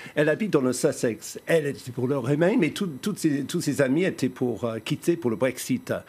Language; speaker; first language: French; non-native, fluent; English